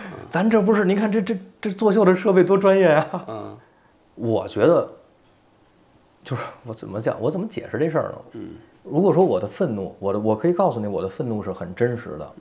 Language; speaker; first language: Chinese; native; Chinese